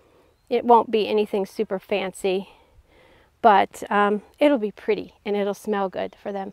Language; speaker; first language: English; native; English